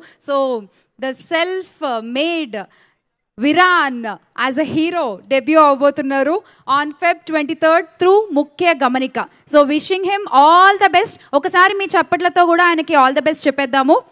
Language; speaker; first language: Telugu; native; Telugu